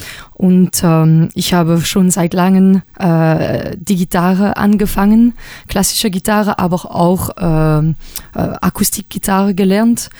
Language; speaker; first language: German; non-native, local second language; French